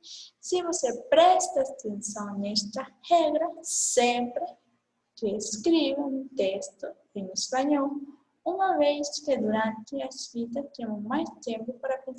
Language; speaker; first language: Portuguese; non-native, fluent; Spanish